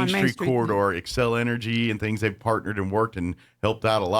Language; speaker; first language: English; native; English